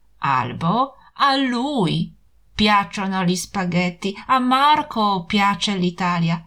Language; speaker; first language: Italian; non-native, fluent; Polish